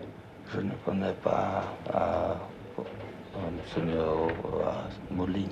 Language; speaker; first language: French; non-native, fluent; German